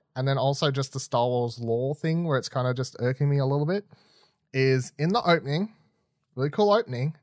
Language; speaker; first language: English; native; English